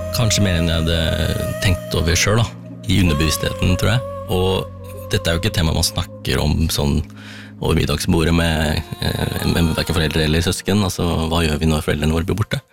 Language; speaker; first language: Norwegian; early bilingual, other home language; Tamil